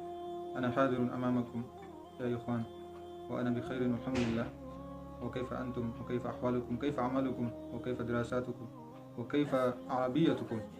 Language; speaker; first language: Arabic; non-native, fluent; Pashto